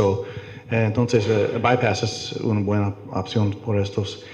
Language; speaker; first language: Spanish; non-native, learner; English